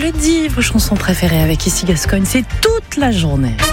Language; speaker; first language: French; native; French